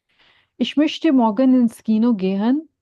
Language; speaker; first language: German; non-native, fluent; Hindi